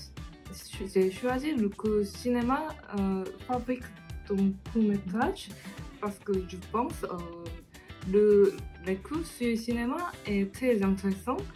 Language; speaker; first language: French; non-native, learner; Korean